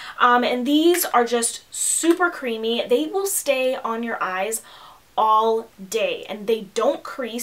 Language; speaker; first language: English; native; English